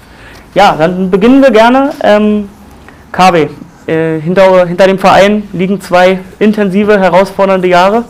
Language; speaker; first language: German; native; German